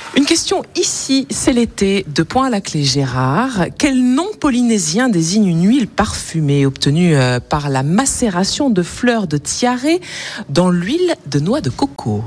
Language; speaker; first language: French; native; French